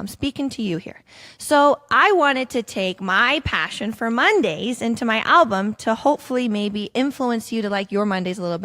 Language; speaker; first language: English; native; English